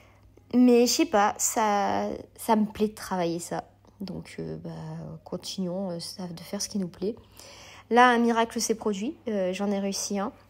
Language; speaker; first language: French; native; French